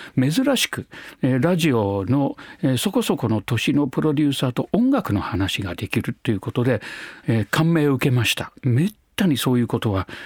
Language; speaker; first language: Japanese; non-native, fluent; English